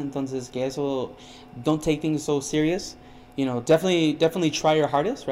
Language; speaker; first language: English; early bilingual, other home language; Spanish